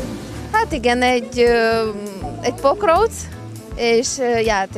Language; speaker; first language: Hungarian; non-native, local second language; Ukrainian